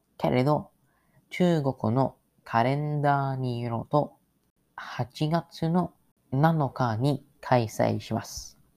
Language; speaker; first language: Japanese; non-native, learner; English